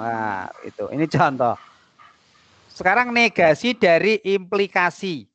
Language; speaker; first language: Indonesian; non-native, local second language; Javanese